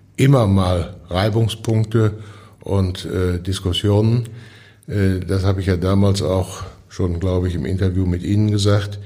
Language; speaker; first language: German; native; German